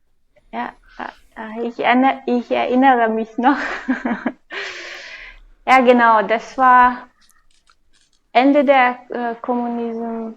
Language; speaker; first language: German; non-native, fluent; Hungarian